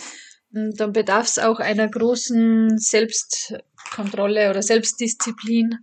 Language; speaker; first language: German; native; German